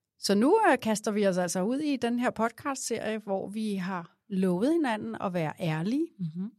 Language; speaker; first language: Danish; native; Danish